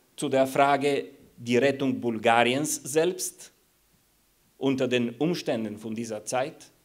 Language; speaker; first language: German; non-native, fluent; Bulgarian